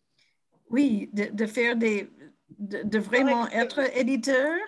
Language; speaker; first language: French; non-native, fluent; English